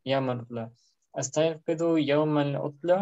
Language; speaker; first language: Arabic; non-native, learner; German